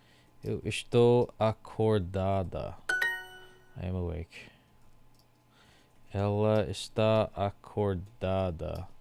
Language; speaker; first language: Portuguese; non-native, learner; English